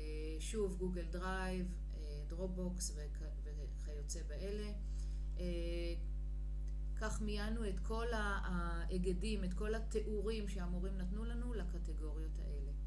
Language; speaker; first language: Hebrew; native; Hebrew